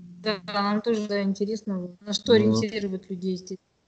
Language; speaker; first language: Russian; native; Russian